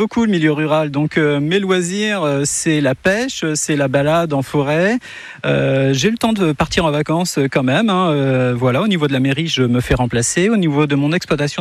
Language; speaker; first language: French; native; French